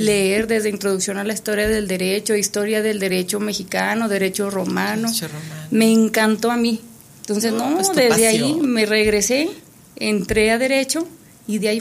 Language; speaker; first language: Spanish; native; Spanish